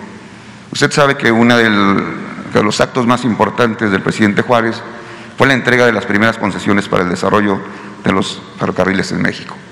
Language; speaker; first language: Spanish; native; Spanish